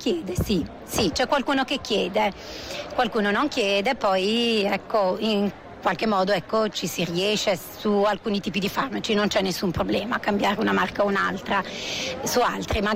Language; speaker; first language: Italian; native; Italian